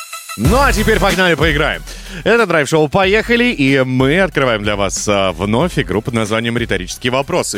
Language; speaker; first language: Russian; native; Russian